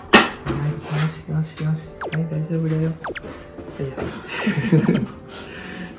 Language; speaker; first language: Japanese; native; Japanese